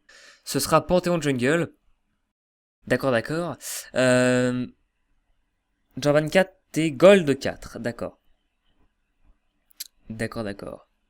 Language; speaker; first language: French; native; French